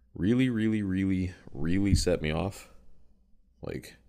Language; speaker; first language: English; native; English